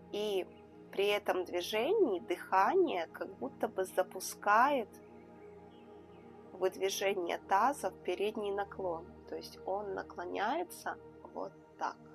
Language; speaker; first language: Russian; native; Russian